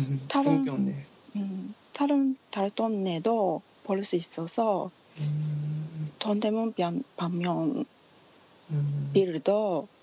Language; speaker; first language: Korean; non-native, learner; Japanese